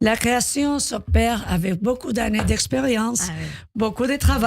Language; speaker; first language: French; non-native, learner; Spanish